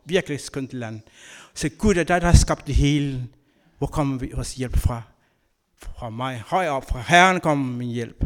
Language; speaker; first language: Danish; non-native, learner; Kabuverdianu